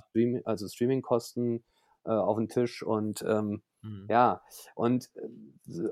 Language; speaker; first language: German; native; German